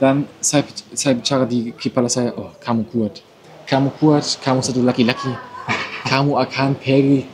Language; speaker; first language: Indonesian; non-native, learner; German